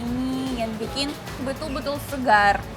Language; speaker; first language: Indonesian; non-native, fluent; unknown